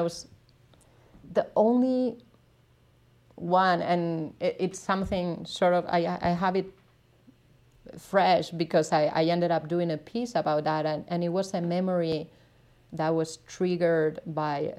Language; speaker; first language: English; non-native, fluent; Spanish